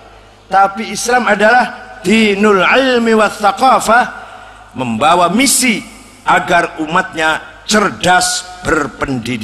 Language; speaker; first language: Indonesian; native; Indonesian